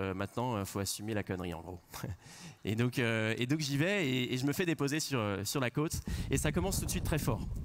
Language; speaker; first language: French; native; French